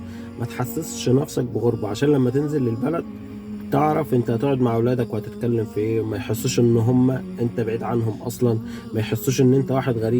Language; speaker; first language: Arabic; native; Arabic